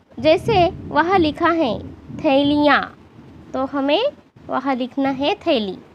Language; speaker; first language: Hindi; non-native, local second language; Marathi